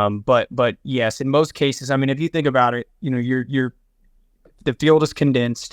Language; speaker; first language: English; native; English